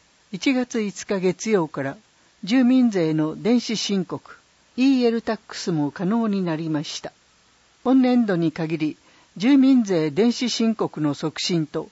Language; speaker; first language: Japanese; native; Japanese